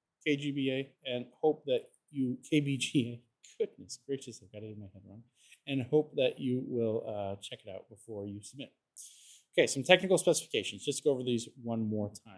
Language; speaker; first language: English; native; English